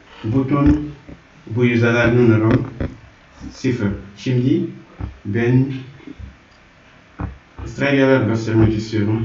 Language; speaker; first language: Turkish; non-native, learner; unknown